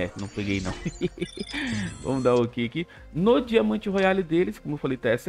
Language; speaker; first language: Portuguese; native; Portuguese